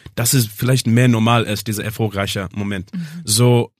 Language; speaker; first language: German; non-native, learner; English